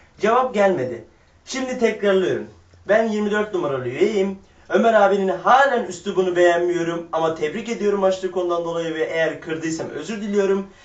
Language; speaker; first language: Turkish; early bilingual, heritage; Turkish